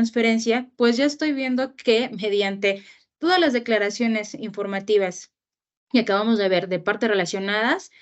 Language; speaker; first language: Spanish; native; Spanish